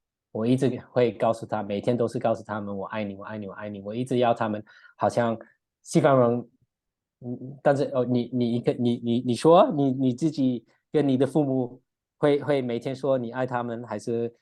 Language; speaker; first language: Chinese; early bilingual, heritage; English